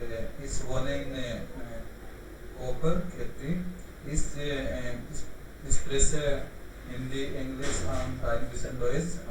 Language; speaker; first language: German; non-native, learner; Hindi